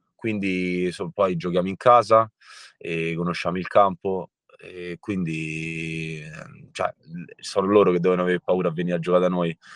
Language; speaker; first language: Italian; native; Italian